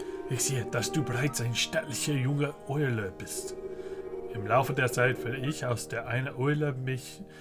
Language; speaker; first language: German; non-native, learner; English